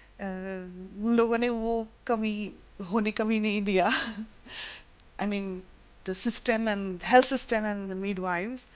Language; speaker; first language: Hindi; non-native, local second language; Assamese